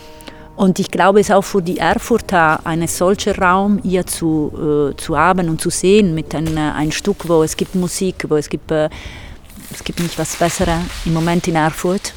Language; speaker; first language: German; non-native, fluent; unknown